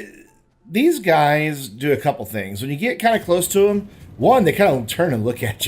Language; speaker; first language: English; native; English